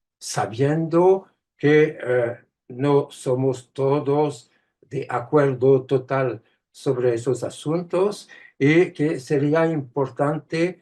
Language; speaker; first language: Spanish; non-native, fluent; French